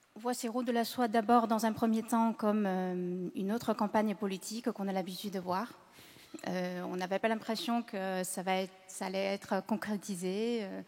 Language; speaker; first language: French; non-native, fluent; Chinese